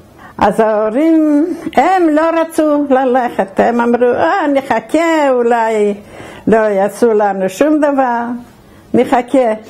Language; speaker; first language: Hebrew; non-native, fluent; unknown